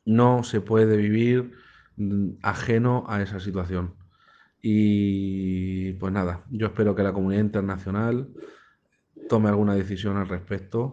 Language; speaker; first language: Spanish; native; Spanish